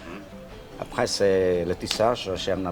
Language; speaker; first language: French; non-native, fluent; Khmer